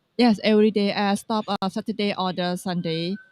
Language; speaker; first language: English; non-native, learner; Thai